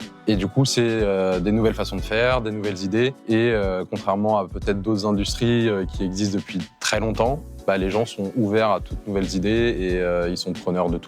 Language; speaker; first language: French; native; French